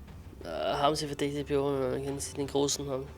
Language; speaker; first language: German; native; German